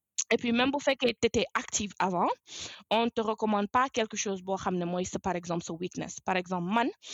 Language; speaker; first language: French; non-native, local second language; Wolof